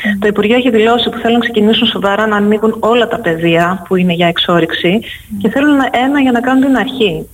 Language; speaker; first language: Greek; non-native, fluent; Dutch